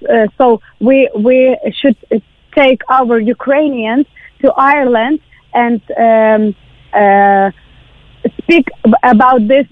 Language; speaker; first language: English; non-native, learner; Ukrainian